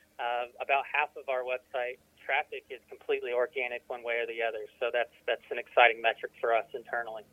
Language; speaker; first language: English; native; English